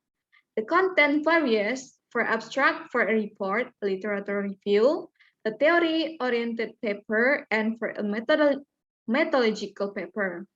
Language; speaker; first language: English; non-native, learner; Indonesian